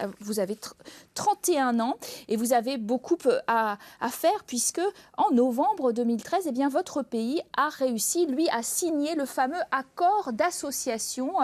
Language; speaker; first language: French; native; French